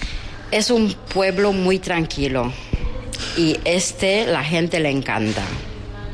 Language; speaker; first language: Spanish; non-native, learner; Romanian